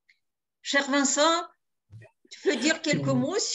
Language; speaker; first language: French; non-native, fluent; Russian